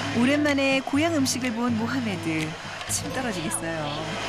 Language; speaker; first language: Korean; native; Korean